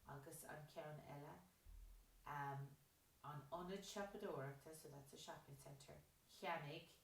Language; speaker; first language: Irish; non-native, local second language; English